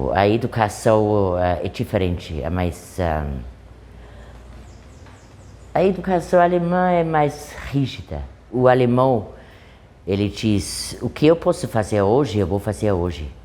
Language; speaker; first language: Portuguese; non-native, fluent; German